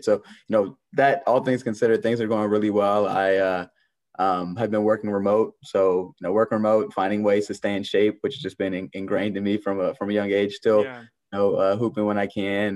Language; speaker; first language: English; native; English